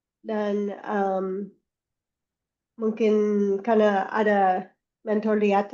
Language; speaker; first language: Indonesian; non-native, learner; English